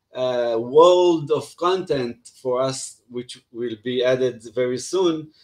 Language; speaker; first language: English; non-native, fluent; Hebrew